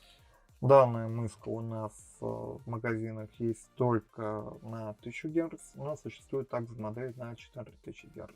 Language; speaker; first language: Russian; native; Russian